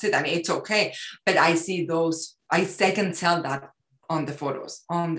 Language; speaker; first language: English; non-native, fluent; Spanish